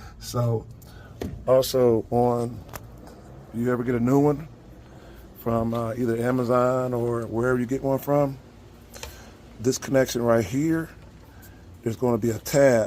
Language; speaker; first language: English; native; English